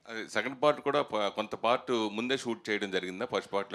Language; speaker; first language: Telugu; native; Telugu